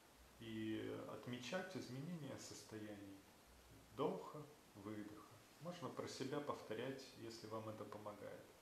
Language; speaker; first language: Russian; native; Russian